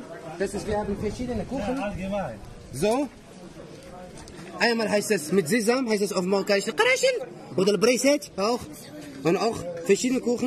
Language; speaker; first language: German; non-native, learner; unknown